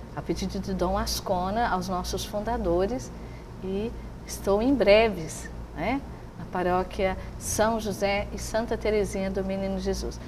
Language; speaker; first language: Portuguese; native; Portuguese